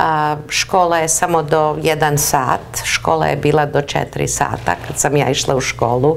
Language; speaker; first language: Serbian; early bilingual, heritage; Serbian